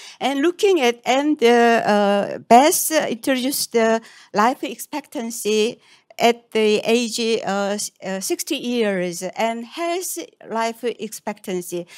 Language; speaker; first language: English; non-native, fluent; Korean